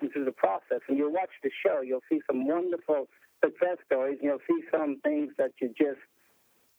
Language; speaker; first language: English; native; English